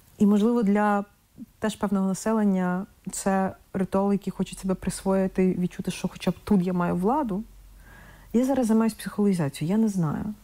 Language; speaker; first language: Ukrainian; non-native, local second language; Russian